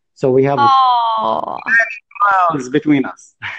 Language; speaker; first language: English; non-native, learner; Arabic